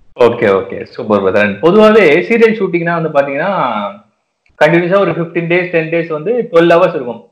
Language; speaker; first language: Tamil; native; Tamil